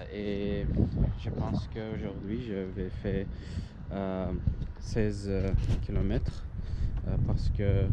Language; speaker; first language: French; non-native, learner; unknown